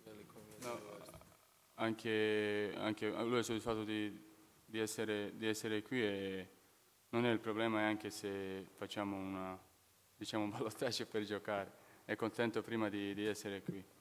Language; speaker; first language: Italian; non-native, fluent; Serbian